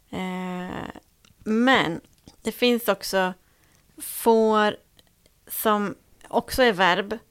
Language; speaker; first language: Swedish; native; Swedish